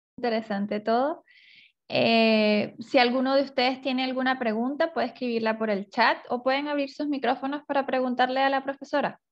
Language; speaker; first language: Spanish; native; Spanish